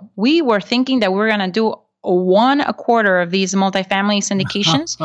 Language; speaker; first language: English; non-native, fluent; Spanish